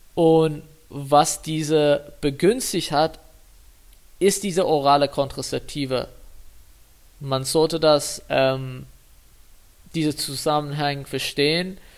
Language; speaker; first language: German; non-native, fluent; English